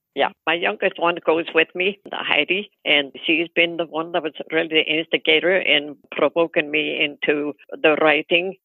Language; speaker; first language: English; non-native, fluent; Icelandic